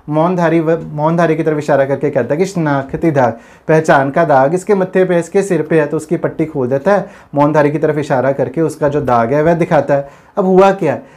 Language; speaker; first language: Hindi; non-native, local second language; Punjabi